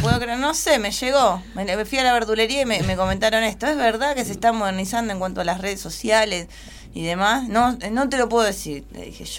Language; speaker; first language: Spanish; native; Spanish